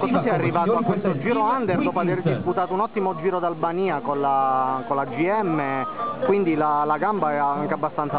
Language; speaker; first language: Italian; native; Italian